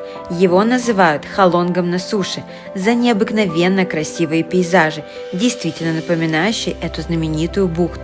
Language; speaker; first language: Russian; native; Russian